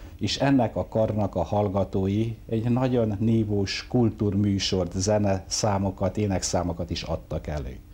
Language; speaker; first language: Hungarian; native; Hungarian